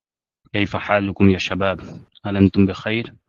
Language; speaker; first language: Arabic; non-native, fluent; Urdu